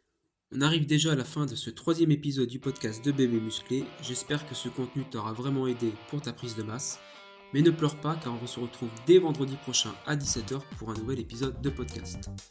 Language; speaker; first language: French; native; French